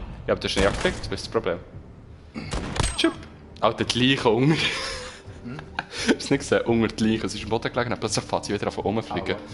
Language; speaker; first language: German; native; German